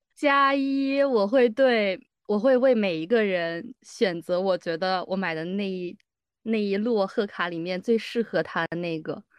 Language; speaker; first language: Chinese; native; Chinese